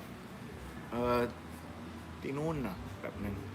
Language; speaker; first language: Thai; non-native, learner; English